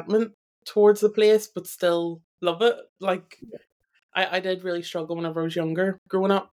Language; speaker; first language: English; native; English